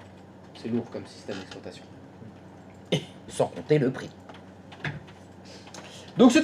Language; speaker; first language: French; native; French